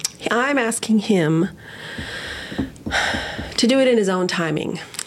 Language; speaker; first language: English; early bilingual, other home language; Spanish